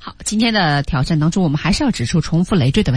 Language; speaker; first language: Chinese; native; Chinese